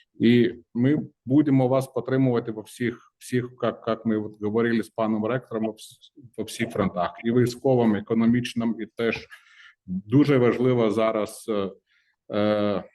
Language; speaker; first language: Ukrainian; non-native, fluent; Lithuanian